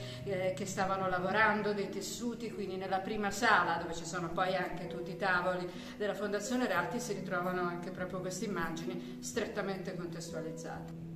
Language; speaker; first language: Italian; native; Italian